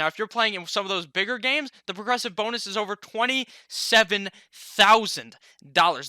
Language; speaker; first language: English; native; English